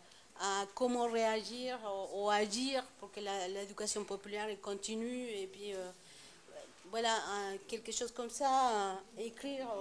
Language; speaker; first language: French; non-native, fluent; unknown